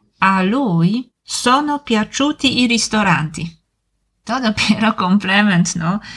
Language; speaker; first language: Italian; non-native, fluent; Polish